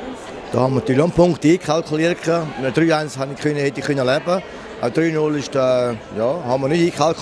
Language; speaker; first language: German; native; German